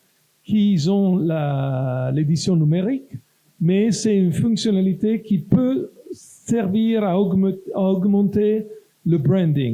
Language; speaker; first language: French; non-native, local second language; Italian